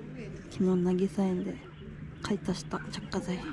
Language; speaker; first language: Japanese; native; Japanese